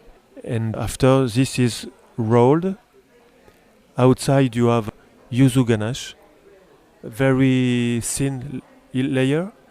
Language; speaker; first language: English; non-native, learner; French